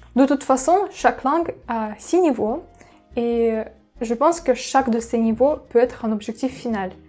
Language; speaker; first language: French; non-native, fluent; Russian